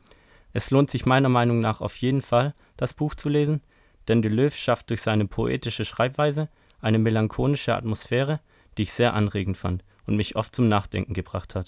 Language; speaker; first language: German; native; German